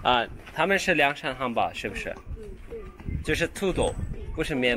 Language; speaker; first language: Chinese; non-native, learner; Turkish